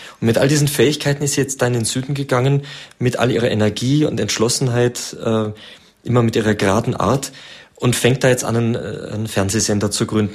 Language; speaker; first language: German; native; German